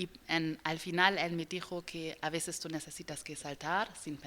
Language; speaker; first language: Spanish; non-native, learner; German